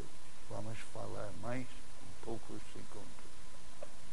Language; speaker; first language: Portuguese; non-native, fluent; English